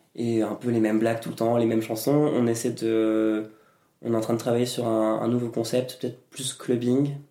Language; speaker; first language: French; native; French